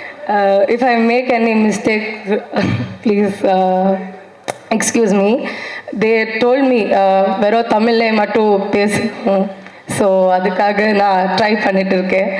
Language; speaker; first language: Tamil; non-native, local second language; Kannada